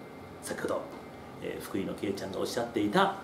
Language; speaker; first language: Japanese; native; Japanese